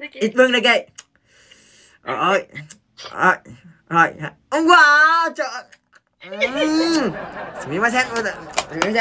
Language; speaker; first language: Japanese; non-native, learner; Vietnamese